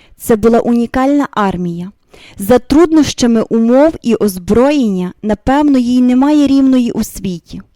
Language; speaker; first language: Ukrainian; native; Ukrainian